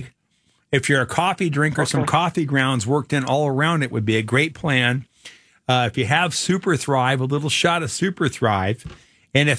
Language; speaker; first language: English; native; English